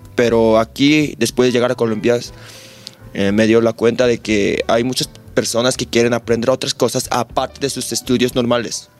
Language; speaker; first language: Spanish; non-native, fluent; Korean